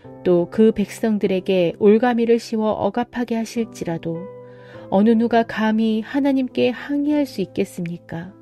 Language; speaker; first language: Korean; native; Korean